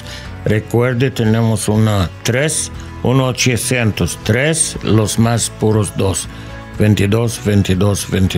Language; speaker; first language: Spanish; non-native, learner; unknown